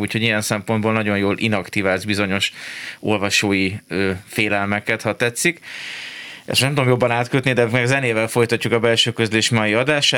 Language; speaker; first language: Hungarian; native; Hungarian